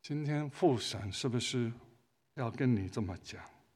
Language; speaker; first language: Chinese; early bilingual, other home language; English